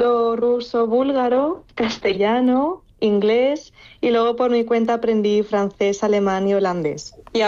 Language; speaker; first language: Spanish; non-native, fluent; Bulgarian